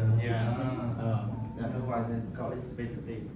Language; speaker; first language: English; non-native, learner; Vietnamese